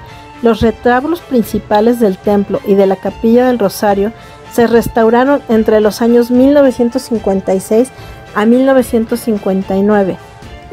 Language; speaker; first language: Spanish; native; Spanish